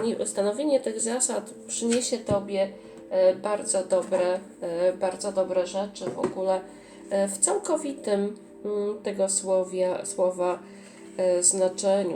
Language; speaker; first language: Polish; native; Polish